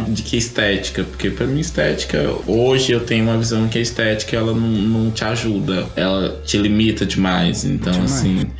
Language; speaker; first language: Portuguese; native; Portuguese